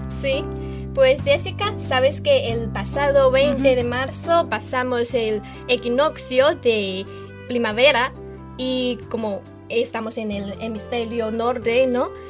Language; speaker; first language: Spanish; non-native, fluent; Chinese